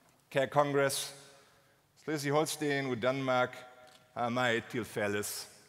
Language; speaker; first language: Danish; non-native, fluent; German